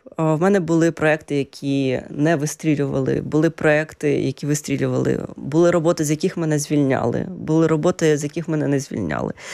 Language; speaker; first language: Ukrainian; native; Ukrainian